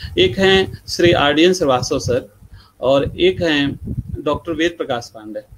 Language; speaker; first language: Hindi; non-native, local second language; Bhojpuri